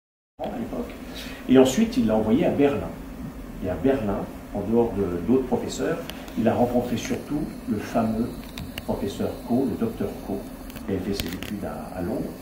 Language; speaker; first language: French; native; French